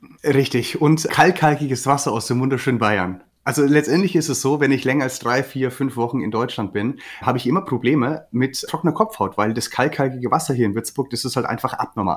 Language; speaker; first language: German; native; German